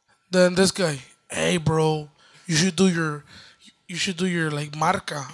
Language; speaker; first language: English; early bilingual, other home language; Spanish